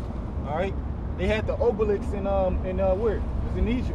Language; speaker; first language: English; native; English